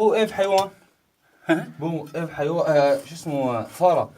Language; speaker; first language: Turkish; non-native, learner; Arabic